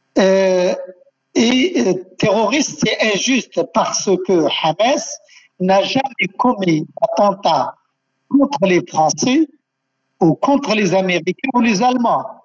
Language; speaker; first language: French; non-native, local second language; Arabic